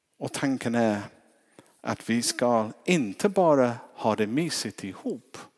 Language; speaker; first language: Swedish; non-native, fluent; English